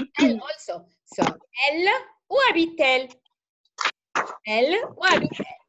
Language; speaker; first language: French; non-native, fluent; Arabic